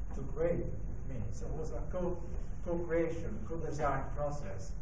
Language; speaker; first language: English; non-native, learner; Italian